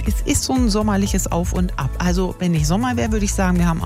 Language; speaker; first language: German; native; German